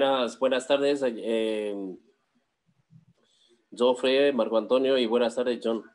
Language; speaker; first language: Spanish; native; Spanish